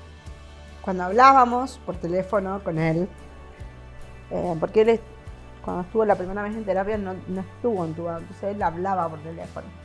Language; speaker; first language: Spanish; native; Spanish